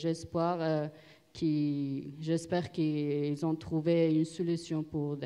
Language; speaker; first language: French; non-native, learner; Persian